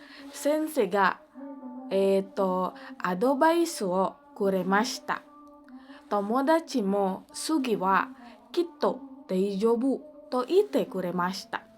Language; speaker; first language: Japanese; non-native, learner; Indonesian